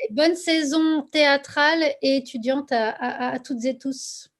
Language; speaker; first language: French; native; French